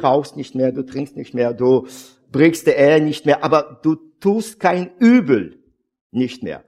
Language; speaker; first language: German; non-native, fluent; Russian